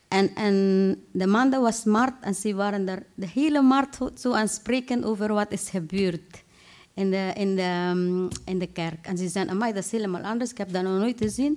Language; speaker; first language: Dutch; non-native, fluent; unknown